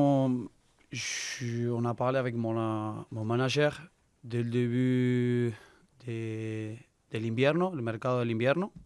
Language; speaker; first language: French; non-native, learner; Spanish